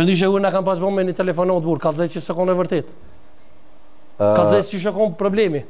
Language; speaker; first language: Albanian; native; Albanian